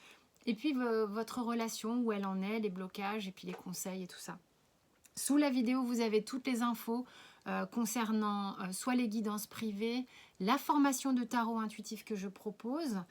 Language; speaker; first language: French; native; French